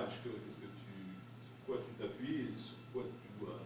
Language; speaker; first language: French; native; French